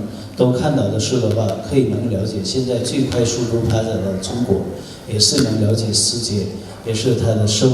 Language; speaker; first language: Chinese; non-native, fluent; Nepali